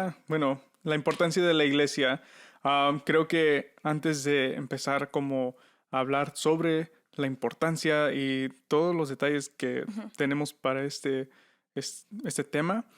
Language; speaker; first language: Spanish; early bilingual, heritage; Spanish